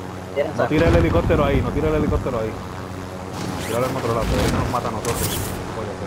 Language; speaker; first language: Spanish; native; Spanish